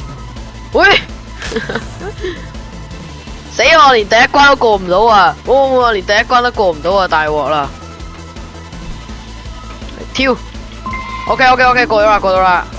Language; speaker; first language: Chinese; native; Chinese